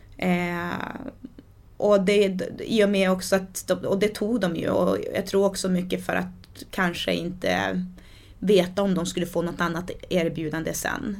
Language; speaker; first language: Swedish; early bilingual, other home language; Portuguese